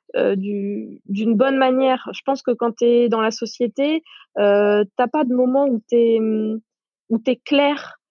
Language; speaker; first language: French; non-native, local second language; Arabic